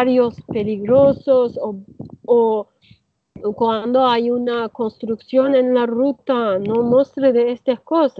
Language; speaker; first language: Spanish; non-native, learner; Turkish